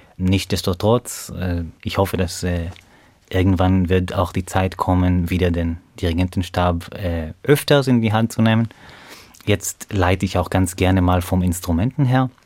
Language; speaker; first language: German; non-native, fluent; Hebrew